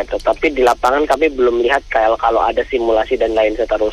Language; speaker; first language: Indonesian; native; Indonesian